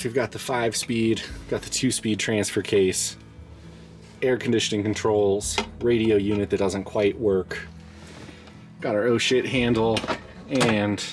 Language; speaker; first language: English; native; English